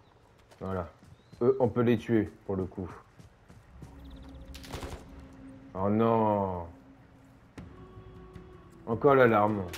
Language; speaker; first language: French; native; French